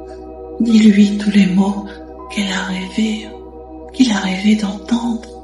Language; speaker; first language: French; native; French